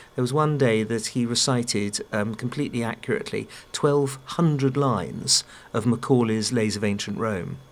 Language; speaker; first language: English; native; English